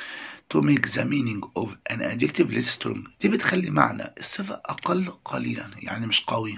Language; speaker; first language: Arabic; native; Arabic